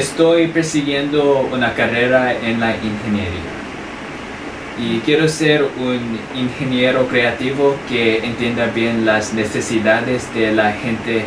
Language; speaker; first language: Spanish; non-native, fluent; English